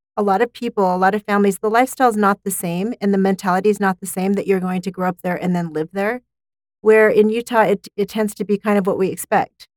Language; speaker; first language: English; native; English